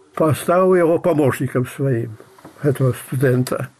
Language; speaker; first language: Russian; non-native, fluent; Belarusian